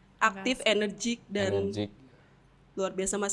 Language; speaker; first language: Indonesian; native; Indonesian